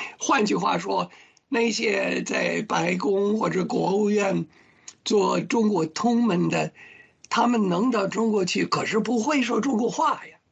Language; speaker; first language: Chinese; non-native, fluent; English